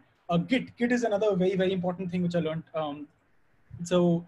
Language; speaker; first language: English; non-native, local second language; Hindi